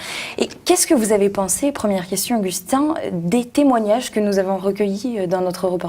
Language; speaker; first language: French; native; French